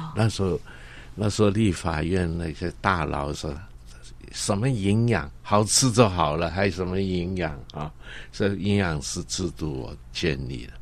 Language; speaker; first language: Chinese; non-native, local second language; Cantonese